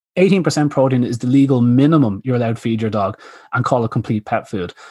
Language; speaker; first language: English; native; English